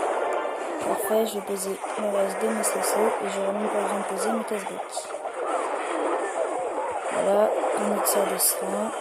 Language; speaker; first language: French; native; French